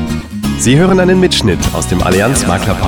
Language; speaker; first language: German; native; German